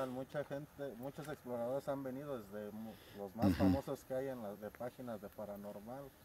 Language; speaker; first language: Spanish; native; Spanish